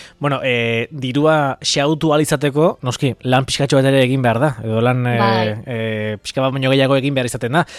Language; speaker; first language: Basque; native; Basque